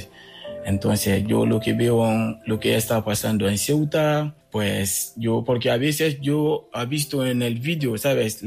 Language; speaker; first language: Spanish; non-native, fluent; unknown